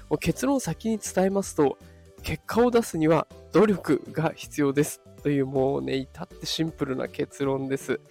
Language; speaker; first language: Japanese; native; Japanese